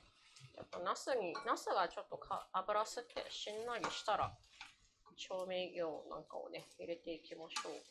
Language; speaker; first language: Japanese; native; Japanese